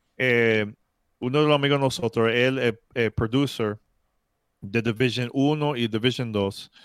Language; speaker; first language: Spanish; early bilingual, heritage; Spanish